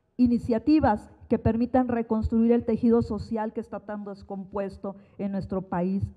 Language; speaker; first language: Spanish; native; Spanish